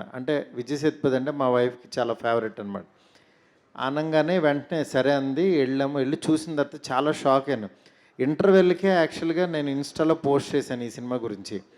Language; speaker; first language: Telugu; native; Telugu